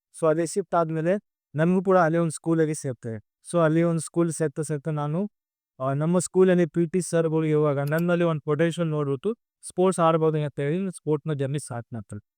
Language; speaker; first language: Kannada; non-native, local second language; Lambadi